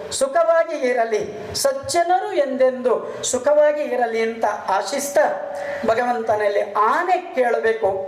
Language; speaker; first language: Kannada; native; Kannada